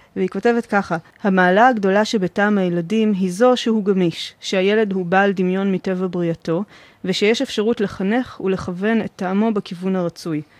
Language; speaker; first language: Hebrew; native; Hebrew